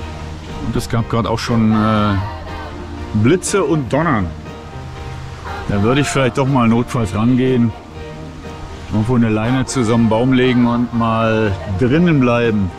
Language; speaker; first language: German; native; German